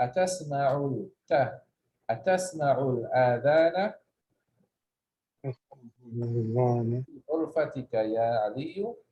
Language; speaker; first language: Arabic; non-native, fluent; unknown